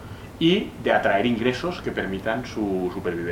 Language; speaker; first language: Spanish; native; Spanish